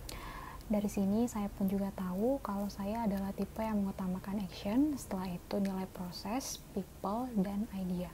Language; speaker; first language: Indonesian; native; Indonesian